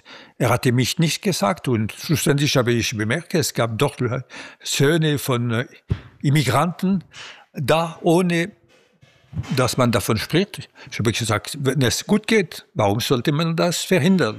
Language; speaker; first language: German; non-native, local second language; French